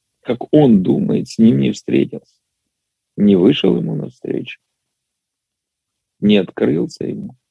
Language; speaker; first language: Russian; native; Russian